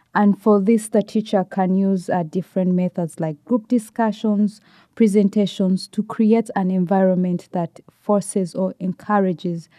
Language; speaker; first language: English; non-native, local second language; Ganda